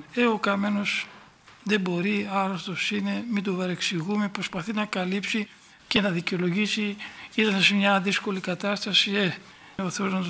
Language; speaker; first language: Greek; native; Greek